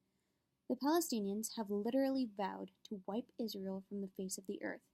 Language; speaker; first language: English; native; English